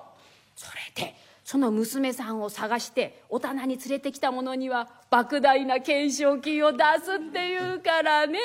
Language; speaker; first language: Japanese; native; Japanese